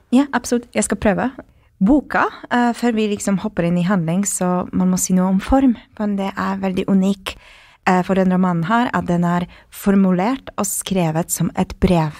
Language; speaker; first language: Norwegian; non-native, fluent; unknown